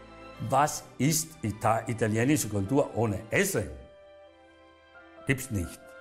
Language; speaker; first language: German; non-native, learner; Italian